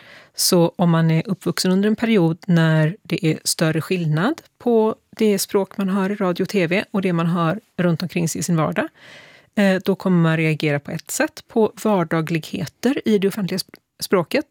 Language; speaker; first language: Swedish; native; Swedish